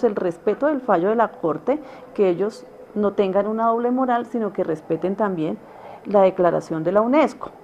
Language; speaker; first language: Spanish; native; Spanish